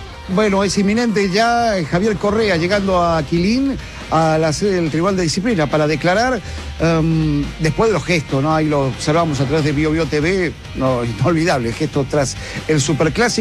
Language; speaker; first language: Spanish; native; Spanish